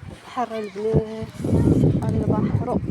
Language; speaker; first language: Arabic; native; Arabic